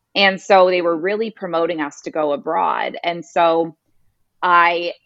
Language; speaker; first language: English; native; English